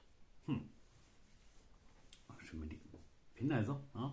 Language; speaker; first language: French; non-native, fluent; German